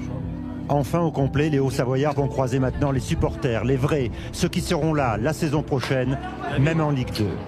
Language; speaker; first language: French; native; French